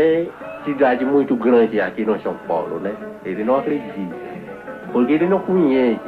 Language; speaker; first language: Portuguese; non-native, local second language; Kayapó